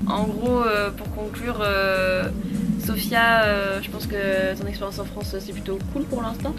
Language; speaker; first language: French; native; French